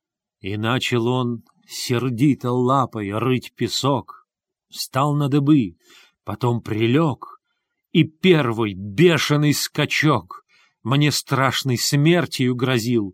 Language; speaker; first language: Russian; native; Russian